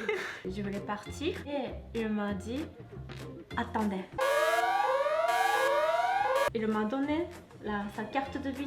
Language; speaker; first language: French; non-native, fluent; Japanese